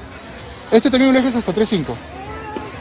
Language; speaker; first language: Spanish; native; Spanish